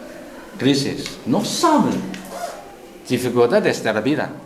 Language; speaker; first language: Spanish; non-native, learner; Chinese